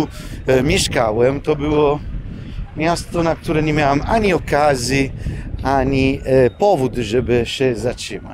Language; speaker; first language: Polish; non-native, fluent; Italian